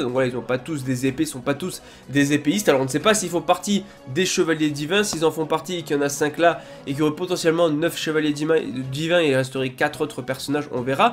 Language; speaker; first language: French; native; French